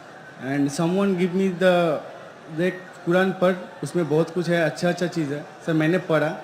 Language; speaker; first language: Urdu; non-native, local second language; Bangla